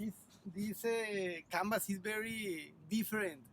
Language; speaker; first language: English; non-native, learner; Spanish